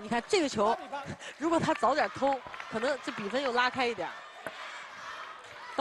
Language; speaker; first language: Chinese; native; Chinese